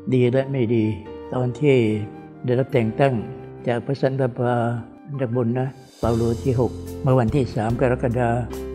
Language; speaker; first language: Thai; non-native, local second language; Vietnamese